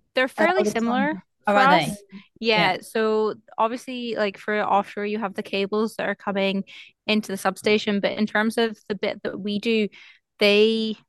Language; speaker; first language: English; native; English